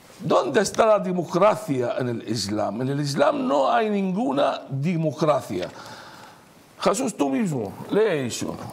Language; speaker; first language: Spanish; non-native, fluent; Arabic